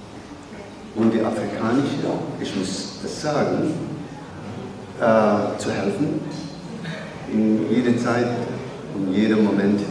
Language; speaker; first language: German; non-native, learner; Somali